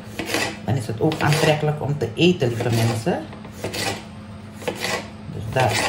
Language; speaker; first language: Dutch; non-native, local second language; Caribbean Hindustani